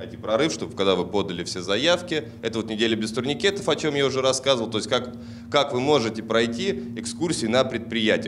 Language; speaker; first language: Russian; native; Russian